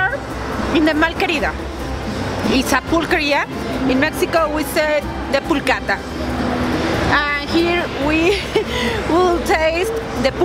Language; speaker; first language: English; non-native, fluent; Spanish